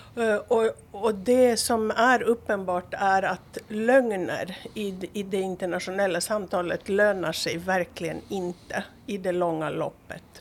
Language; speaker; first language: Swedish; non-native, fluent; Greek